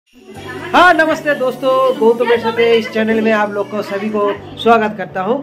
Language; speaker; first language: Hindi; non-native, local second language; Bangla